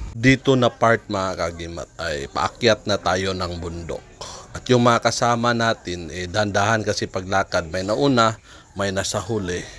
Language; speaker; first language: Filipino; non-native, local second language; Cebuano